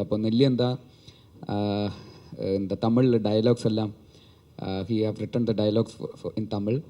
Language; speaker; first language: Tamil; non-native, learner; Malayalam